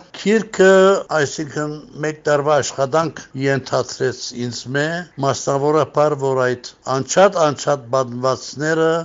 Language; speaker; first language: Armenian; native; Armenian